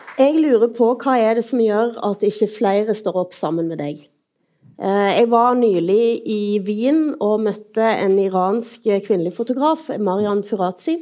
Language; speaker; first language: Norwegian; native; Norwegian